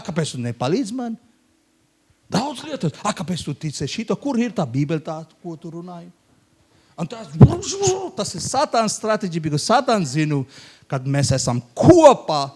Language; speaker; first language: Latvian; non-native, learner; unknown